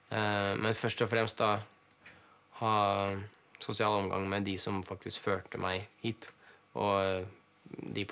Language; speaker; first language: Norwegian; early bilingual, other home language; Russian